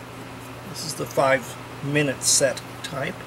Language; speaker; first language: English; native; English